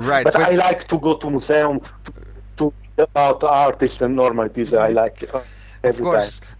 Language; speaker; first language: English; non-native, learner; Italian